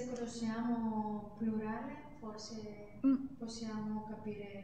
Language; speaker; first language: Italian; non-native, learner; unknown